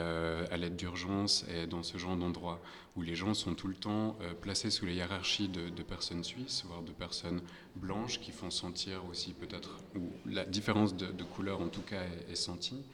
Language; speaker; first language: French; native; French